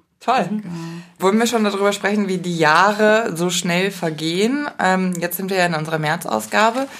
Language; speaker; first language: German; native; German